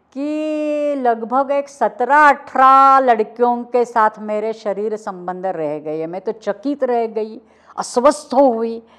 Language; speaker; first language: Hindi; non-native, local second language; Marathi